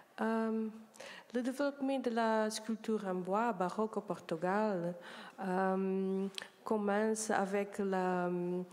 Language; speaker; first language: French; non-native, learner; Portuguese